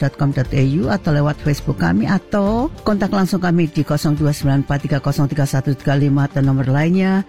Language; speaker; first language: Indonesian; native; Indonesian